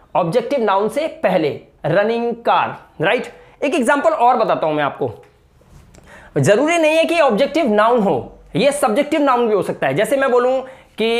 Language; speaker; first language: Hindi; native; Hindi